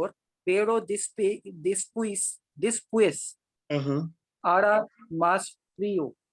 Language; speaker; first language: Spanish; non-native, learner; Hindi